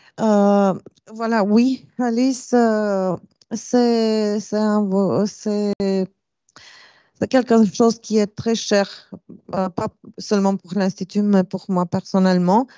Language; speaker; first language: French; non-native, fluent; Romanian